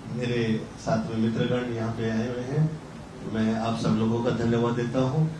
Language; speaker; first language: Hindi; non-native, local second language; Marathi